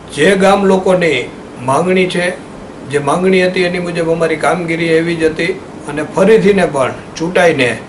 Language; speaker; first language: Gujarati; native; Gujarati